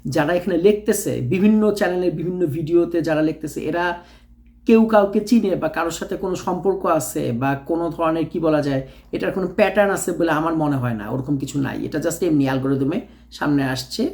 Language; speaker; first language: Bangla; native; Bangla